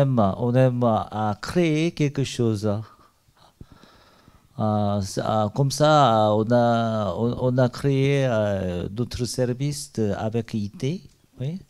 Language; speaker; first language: French; non-native, learner; Korean